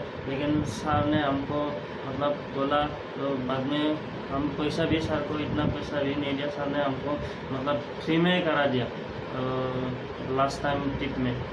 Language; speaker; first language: Hindi; non-native, local second language; Assamese